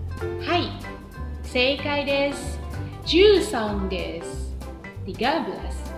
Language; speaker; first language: Japanese; non-native, fluent; Indonesian